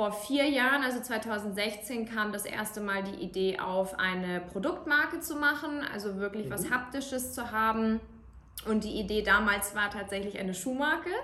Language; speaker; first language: German; native; German